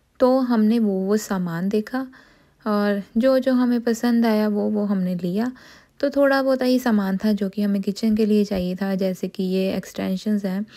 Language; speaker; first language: Hindi; non-native, local second language; Punjabi